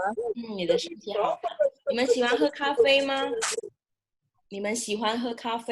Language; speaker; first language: Chinese; non-native, fluent; Indonesian